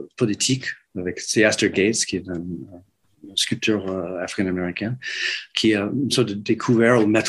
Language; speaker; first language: French; non-native, fluent; English